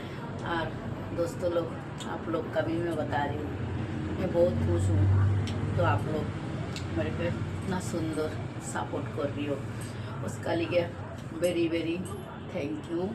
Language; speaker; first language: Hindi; non-native, local second language; Bangla